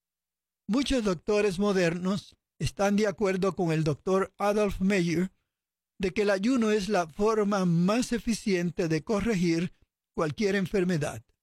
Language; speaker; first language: Spanish; native; Spanish